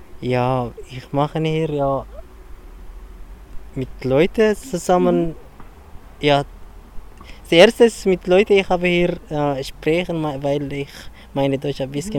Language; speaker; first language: German; non-native, learner; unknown